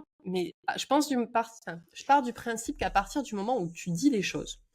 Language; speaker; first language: French; native; French